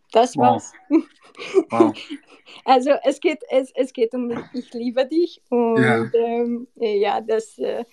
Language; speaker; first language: German; non-native, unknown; Hungarian